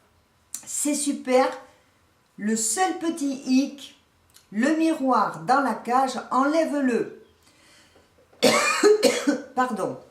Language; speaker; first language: French; native; French